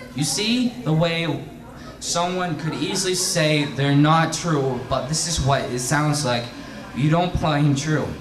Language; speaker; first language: English; native; English